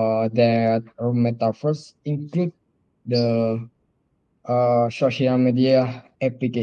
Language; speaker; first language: English; non-native, learner; Indonesian